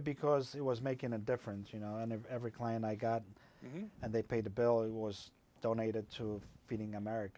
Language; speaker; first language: English; non-native, fluent; Polish